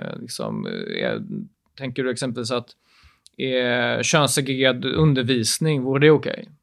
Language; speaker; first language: Swedish; early bilingual, other home language; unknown